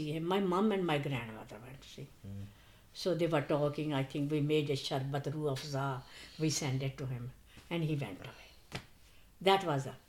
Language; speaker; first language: English; non-native, local second language; Punjabi